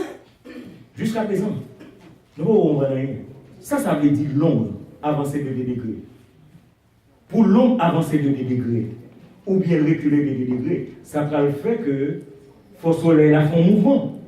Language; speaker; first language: French; non-native, local second language; Haitian Creole